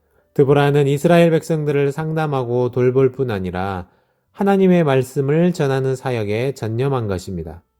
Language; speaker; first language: Korean; native; Korean